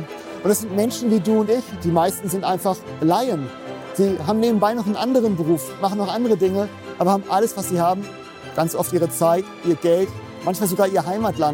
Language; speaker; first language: German; native; German